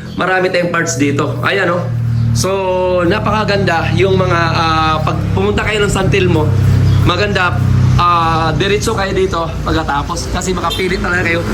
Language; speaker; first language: Filipino; native; Filipino